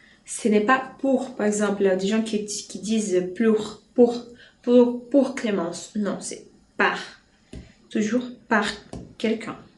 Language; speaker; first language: French; non-native, fluent; Portuguese